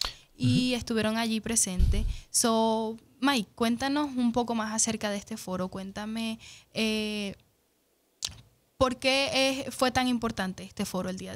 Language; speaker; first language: Spanish; native; Spanish